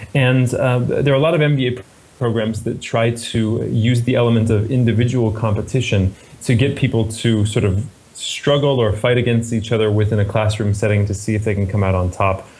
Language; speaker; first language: English; native; English